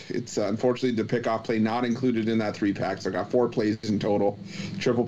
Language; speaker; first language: English; native; English